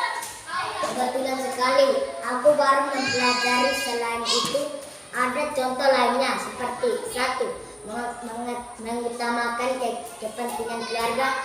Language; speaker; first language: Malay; non-native, local second language; Tetum